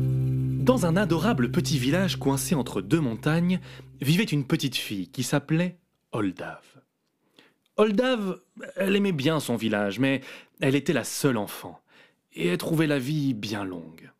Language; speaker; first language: French; native; French